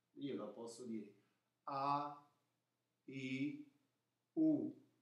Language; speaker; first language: Italian; non-native, fluent; Arabic